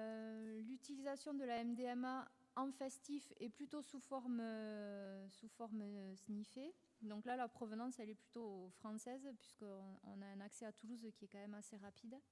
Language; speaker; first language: French; native; French